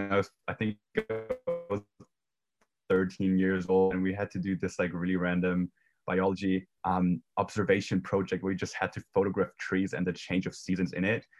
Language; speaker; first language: English; non-native, fluent; German